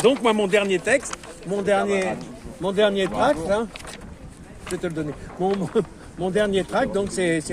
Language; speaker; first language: French; native; French